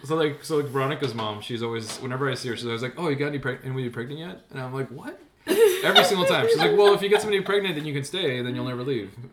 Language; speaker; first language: English; early bilingual, other home language; Spanish